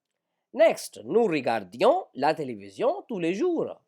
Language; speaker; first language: French; non-native, fluent; Hindi